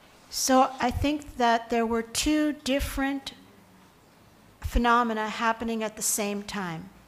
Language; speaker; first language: English; native; English